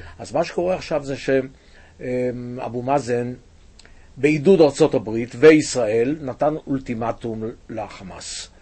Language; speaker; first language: Hebrew; native; Hebrew